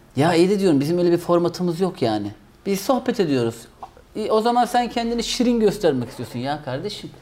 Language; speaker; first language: Turkish; native; Turkish